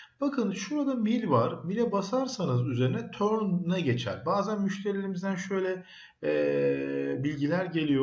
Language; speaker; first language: Turkish; native; Turkish